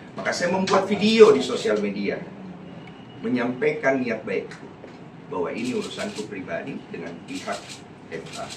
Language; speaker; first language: Indonesian; native; Indonesian